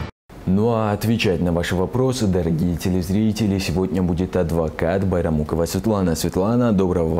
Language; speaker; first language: Russian; native; Russian